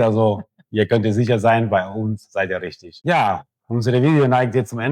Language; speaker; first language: German; non-native, fluent; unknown